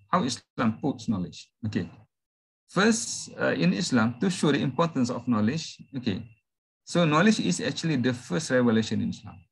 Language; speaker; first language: English; non-native, local second language; Malay